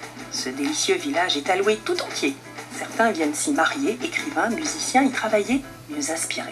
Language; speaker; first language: French; native; French